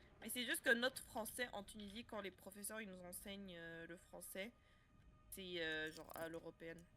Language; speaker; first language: French; non-native, local second language; Arabic